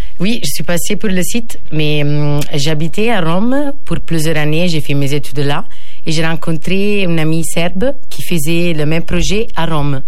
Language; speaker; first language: French; non-native, fluent; Italian